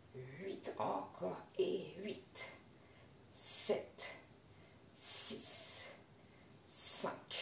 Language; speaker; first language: French; native; French